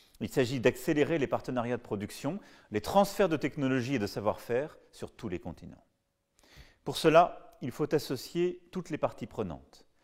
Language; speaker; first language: French; native; French